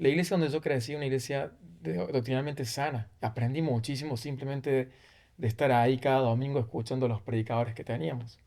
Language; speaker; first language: Spanish; native; Spanish